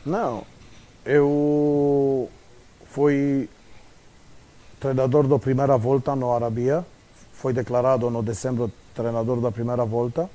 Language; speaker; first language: Portuguese; non-native, fluent; Romanian